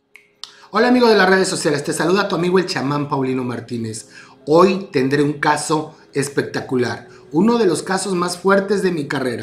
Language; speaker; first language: Spanish; native; Spanish